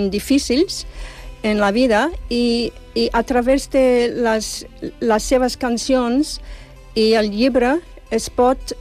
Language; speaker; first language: Catalan; non-native, fluent; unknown